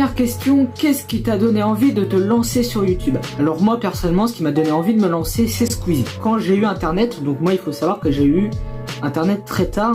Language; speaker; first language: French; native; French